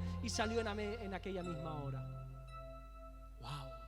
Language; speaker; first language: Spanish; native; Spanish